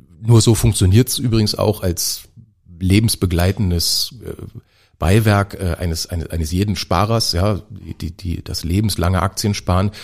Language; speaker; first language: German; native; German